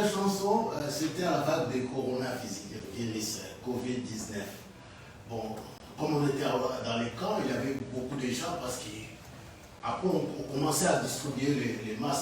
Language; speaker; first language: French; non-native, local second language; Lingala